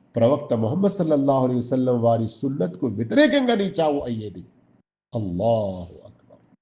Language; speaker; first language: Telugu; non-native, local second language; Urdu